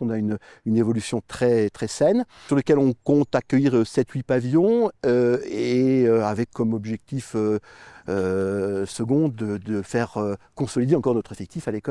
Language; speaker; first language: French; native; French